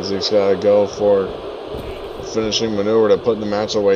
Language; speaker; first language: English; native; English